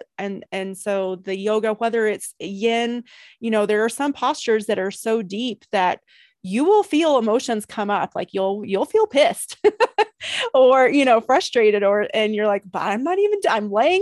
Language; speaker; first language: English; native; English